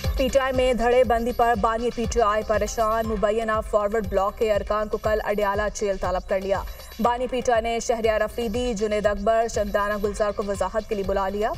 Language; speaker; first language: Urdu; native; Urdu